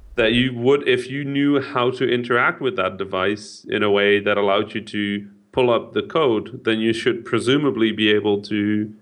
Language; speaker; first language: English; non-native, fluent; Dutch